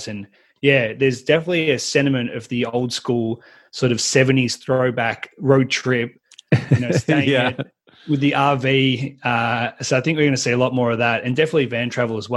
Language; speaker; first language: English; native; English